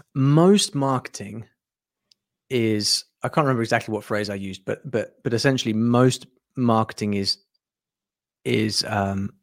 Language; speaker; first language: English; native; English